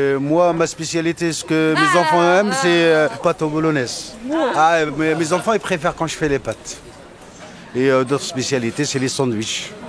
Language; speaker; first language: French; non-native, local second language; Arabic